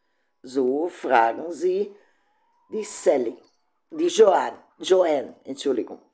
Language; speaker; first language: German; non-native, fluent; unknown